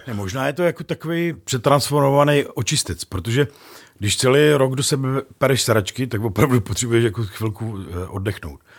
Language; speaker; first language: Czech; native; Czech